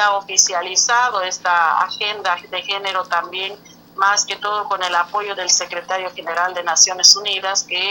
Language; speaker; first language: Spanish; native; Spanish